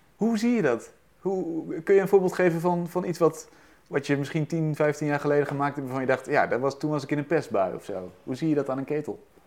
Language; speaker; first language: Dutch; native; Dutch